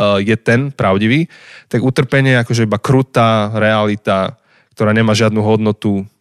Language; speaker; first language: Slovak; native; Slovak